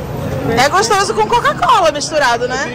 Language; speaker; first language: Portuguese; native; Portuguese